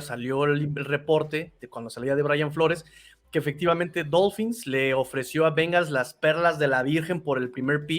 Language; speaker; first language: Spanish; native; Spanish